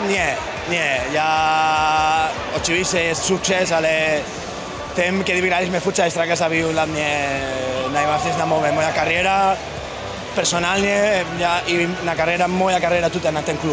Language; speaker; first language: Polish; non-native, learner; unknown